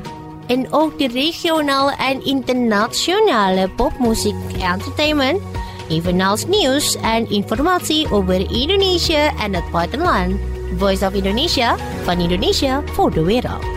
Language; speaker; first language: Dutch; non-native, fluent; Indonesian